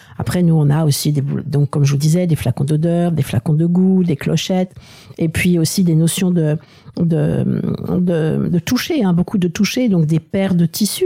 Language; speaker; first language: French; native; French